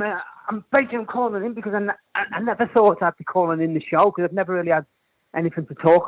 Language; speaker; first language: English; native; English